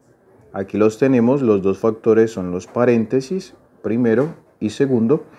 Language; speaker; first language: Spanish; native; Spanish